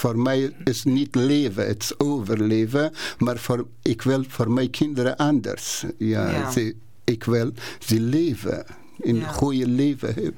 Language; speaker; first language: Dutch; non-native, learner; Persian